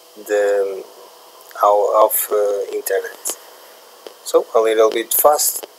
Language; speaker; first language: English; non-native, learner; Portuguese